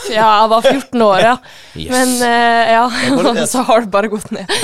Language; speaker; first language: Norwegian; native; Norwegian